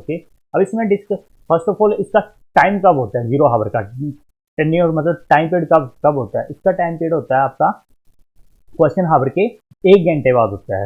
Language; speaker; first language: Hindi; native; Hindi